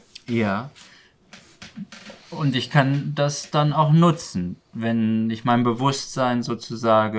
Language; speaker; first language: German; native; German